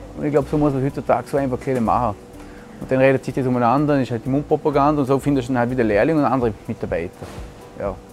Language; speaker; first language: German; native; German